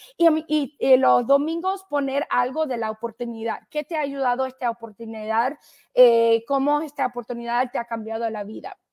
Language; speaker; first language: Spanish; early bilingual, heritage; Spanish